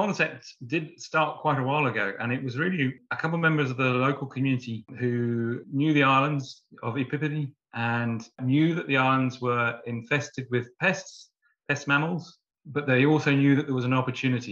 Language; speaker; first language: English; native; English